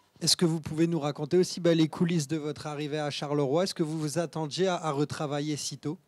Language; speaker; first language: French; native; French